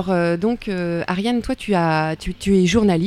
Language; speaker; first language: French; native; French